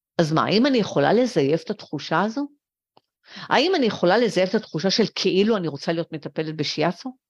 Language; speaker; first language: Hebrew; early bilingual, other home language; French